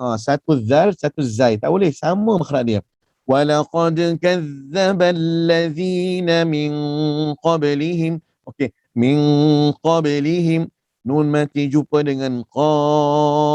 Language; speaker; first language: Malay; native; Malay